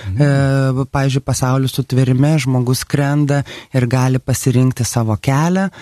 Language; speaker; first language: Lithuanian; native; Lithuanian